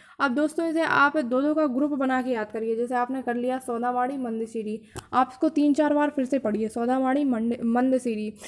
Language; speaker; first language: Hindi; native; Hindi